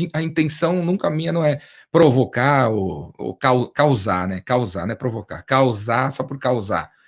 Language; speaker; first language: Portuguese; native; Portuguese